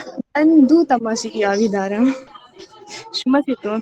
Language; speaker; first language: Persian; non-native, learner; Urdu